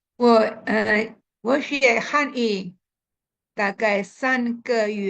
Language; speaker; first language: Chinese; non-native, fluent; Indonesian